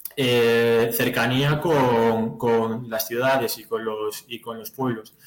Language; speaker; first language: Spanish; native; Spanish